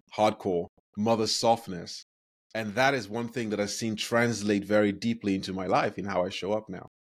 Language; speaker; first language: English; non-native, local second language; Yoruba